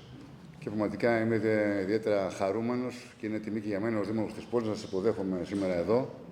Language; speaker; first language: Greek; native; Greek